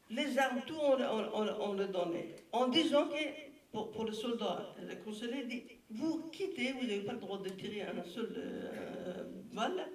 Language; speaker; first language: French; non-native, fluent; Persian